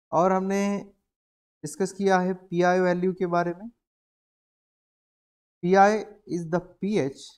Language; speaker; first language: Hindi; native; Hindi